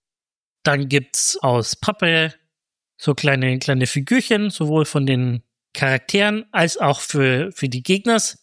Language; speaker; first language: German; native; German